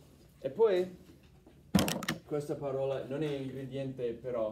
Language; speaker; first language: Italian; non-native, fluent; English